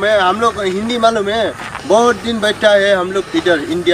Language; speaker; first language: Hindi; non-native, learner; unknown